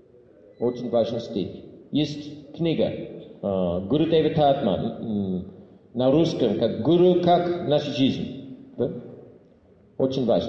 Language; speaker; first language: Russian; non-native, fluent; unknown